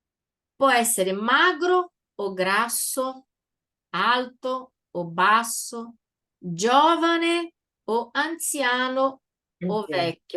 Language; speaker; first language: Italian; non-native, fluent; Portuguese